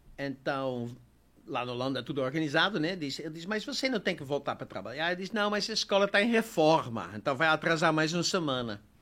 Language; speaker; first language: Portuguese; non-native, fluent; Dutch